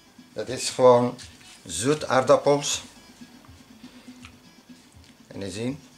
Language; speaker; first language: Dutch; non-native, learner; Arabic